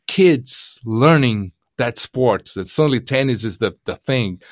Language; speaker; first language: English; non-native, fluent; Portuguese